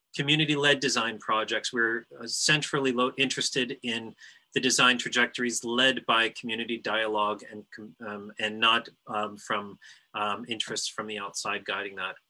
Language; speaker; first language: English; native; English